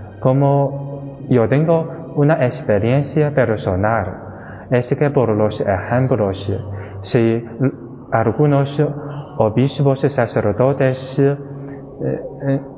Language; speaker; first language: Spanish; non-native, fluent; Chinese